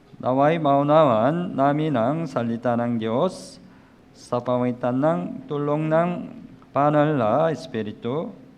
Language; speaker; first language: Filipino; non-native, learner; Korean